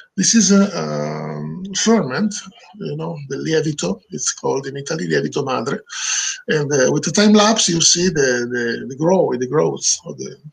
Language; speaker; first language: English; non-native, learner; Italian